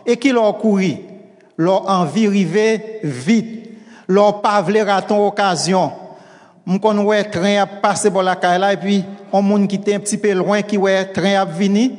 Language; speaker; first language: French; non-native, local second language; Haitian Creole